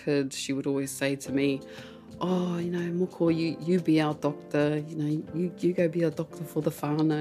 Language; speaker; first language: English; non-native, local second language; Māori